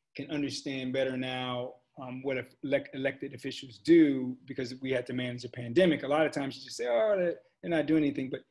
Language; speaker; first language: English; native; English